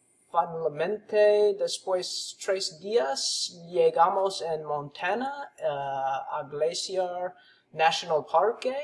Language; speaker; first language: Spanish; non-native, learner; English